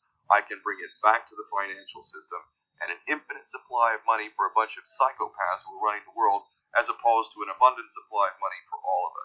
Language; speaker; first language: English; native; English